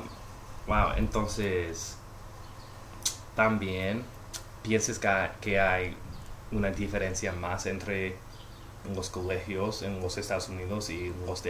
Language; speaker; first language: Spanish; non-native, learner; English